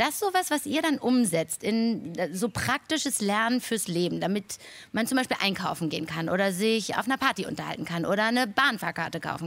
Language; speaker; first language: German; native; German